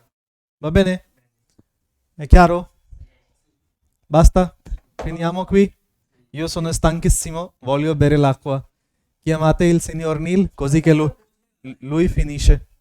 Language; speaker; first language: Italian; non-native, fluent; Hindi